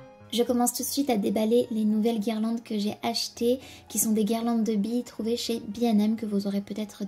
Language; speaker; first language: French; native; French